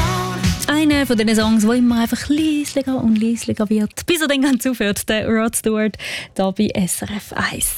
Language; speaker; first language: German; native; German